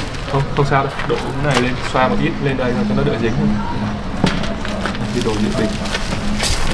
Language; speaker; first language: Vietnamese; native; Vietnamese